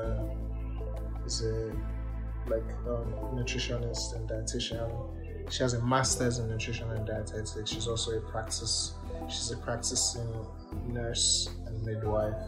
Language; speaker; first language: English; non-native, local second language; Yoruba